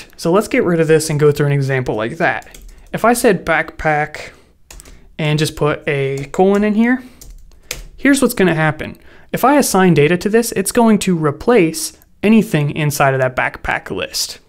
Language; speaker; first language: English; native; English